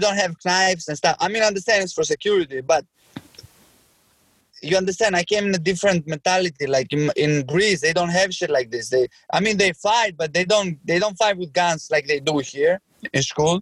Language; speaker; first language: English; non-native, fluent; Albanian